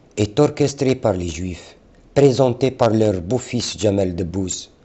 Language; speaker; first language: French; non-native, local second language; Arabic